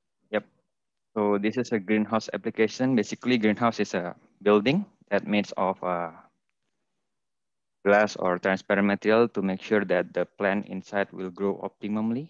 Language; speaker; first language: English; non-native, fluent; Indonesian